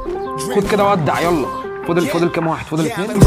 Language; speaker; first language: Arabic; native; Arabic